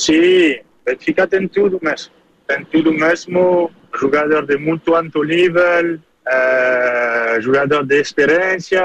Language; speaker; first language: Portuguese; early bilingual, heritage; French